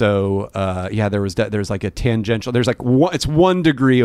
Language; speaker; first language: English; native; English